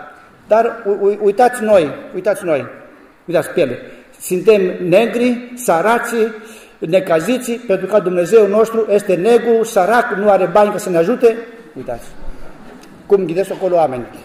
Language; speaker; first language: Romanian; non-native, learner; Greek